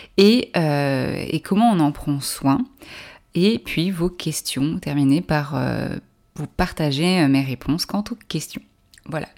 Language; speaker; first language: French; native; French